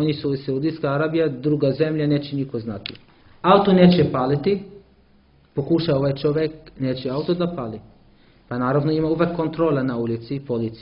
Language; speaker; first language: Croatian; non-native, learner; Arabic